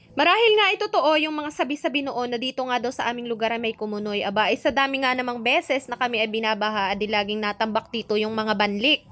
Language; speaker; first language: Filipino; native; Filipino